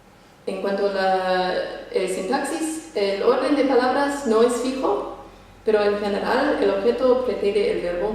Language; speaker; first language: Spanish; non-native, fluent; English